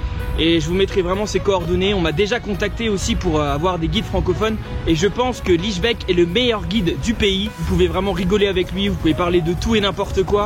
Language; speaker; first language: French; native; French